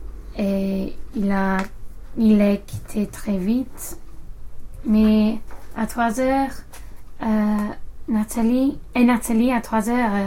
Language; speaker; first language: French; non-native, learner; English